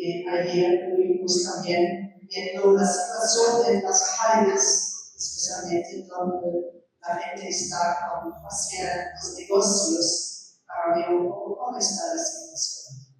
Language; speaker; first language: Spanish; non-native, fluent; German